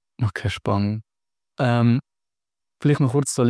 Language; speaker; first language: German; native; German